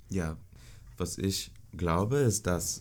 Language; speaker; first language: German; non-native, learner; English